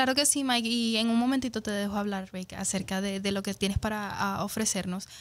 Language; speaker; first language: Spanish; native; Spanish